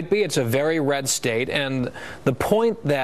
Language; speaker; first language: English; native; English